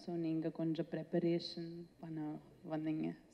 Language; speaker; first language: Tamil; non-native, local second language; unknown